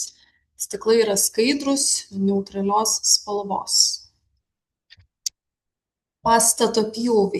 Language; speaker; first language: Lithuanian; native; Lithuanian